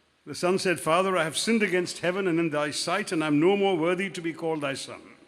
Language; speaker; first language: English; non-native, local second language; Malayalam